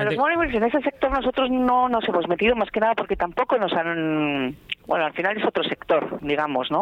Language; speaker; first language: Spanish; native; Spanish